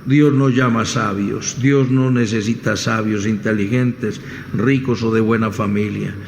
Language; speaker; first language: Spanish; native; Spanish